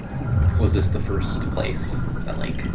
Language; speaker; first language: English; native; English